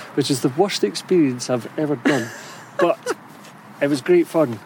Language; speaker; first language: English; native; English